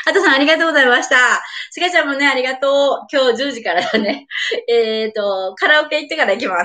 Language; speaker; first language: Japanese; native; Japanese